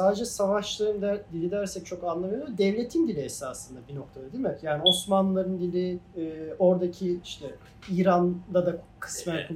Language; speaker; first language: Turkish; native; Turkish